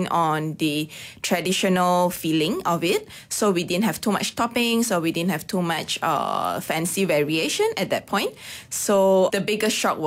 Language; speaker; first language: English; non-native, local second language; Cantonese